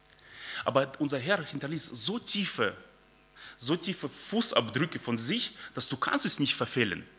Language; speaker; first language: German; early bilingual, other home language; Russian